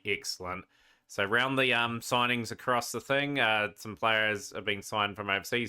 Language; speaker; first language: English; native; English